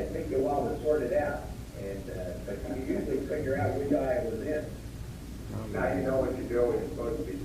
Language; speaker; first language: English; native; English